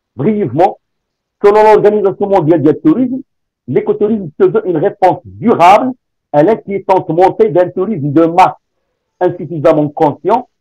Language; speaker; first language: French; non-native, local second language; Arabic